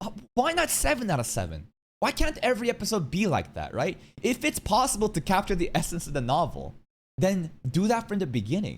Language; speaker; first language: English; native; English